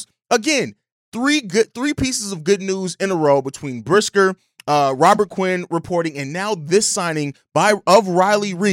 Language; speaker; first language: English; native; English